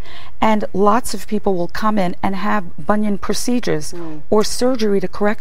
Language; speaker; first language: English; native; English